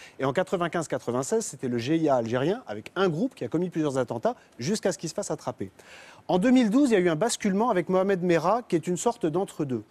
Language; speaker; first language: French; native; French